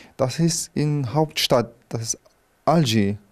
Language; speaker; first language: German; non-native, fluent; Arabic